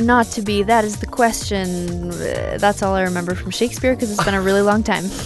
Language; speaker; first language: English; native; English